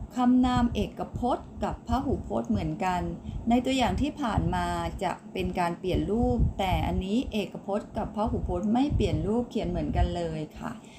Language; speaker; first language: Thai; native; Thai